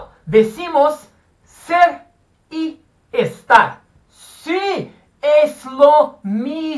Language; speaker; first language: Spanish; non-native, fluent; Portuguese